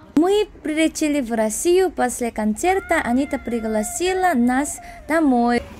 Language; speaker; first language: Russian; non-native, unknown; Korean